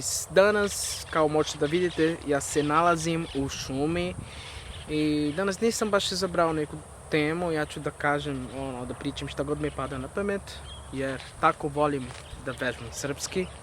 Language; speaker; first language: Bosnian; non-native, fluent; Portuguese